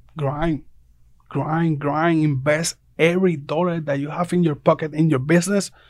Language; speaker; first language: English; non-native, fluent; Spanish